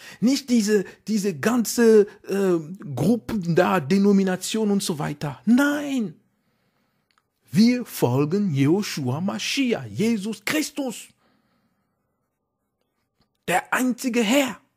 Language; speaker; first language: German; non-native, fluent; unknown